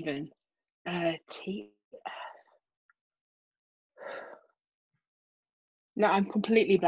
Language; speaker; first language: English; native; English